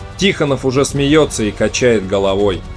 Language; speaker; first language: Russian; native; Russian